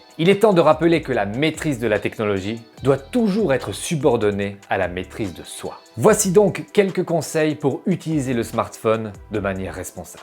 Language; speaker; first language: French; native; French